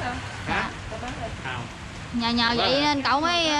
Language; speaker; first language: Vietnamese; native; Vietnamese